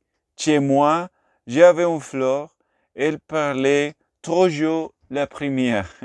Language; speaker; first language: French; non-native, learner; Spanish